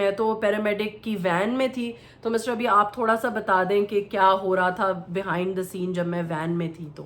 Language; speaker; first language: Urdu; native; Urdu